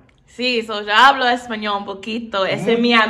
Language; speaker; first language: Spanish; non-native, learner; English